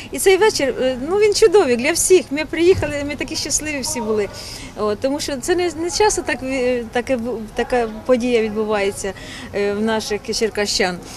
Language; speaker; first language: Ukrainian; native; Ukrainian